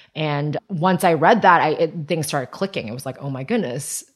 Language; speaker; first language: English; early bilingual, other home language; Chinese